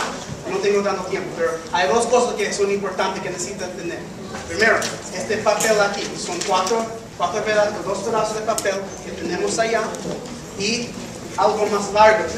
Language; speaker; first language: Spanish; early bilingual, heritage; English